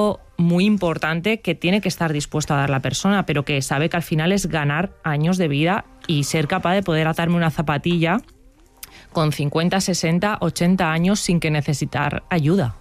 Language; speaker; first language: Spanish; native; Spanish